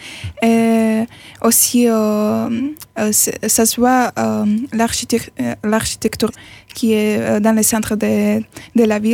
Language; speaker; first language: French; non-native, learner; Slovak